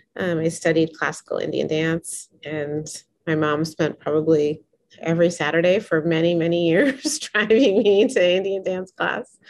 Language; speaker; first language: English; native; English